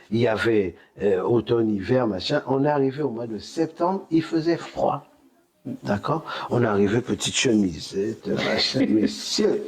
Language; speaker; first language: French; native; French